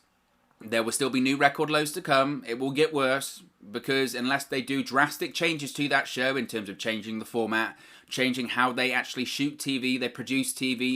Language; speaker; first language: English; native; English